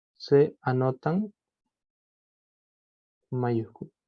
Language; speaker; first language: Spanish; native; Spanish